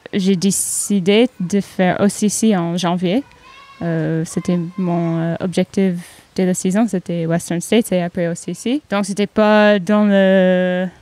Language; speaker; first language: French; non-native, fluent; English